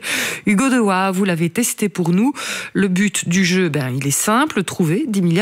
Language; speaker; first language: French; native; French